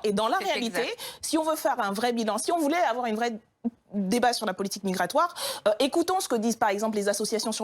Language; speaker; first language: French; native; French